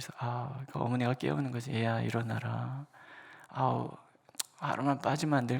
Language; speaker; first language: Korean; native; Korean